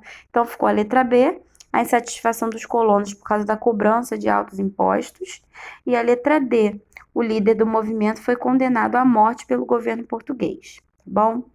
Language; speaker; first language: Portuguese; native; Portuguese